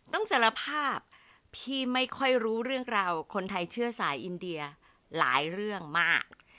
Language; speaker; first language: Thai; native; Thai